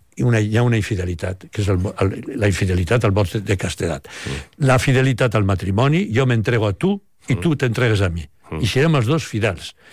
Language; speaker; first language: Catalan; native; Catalan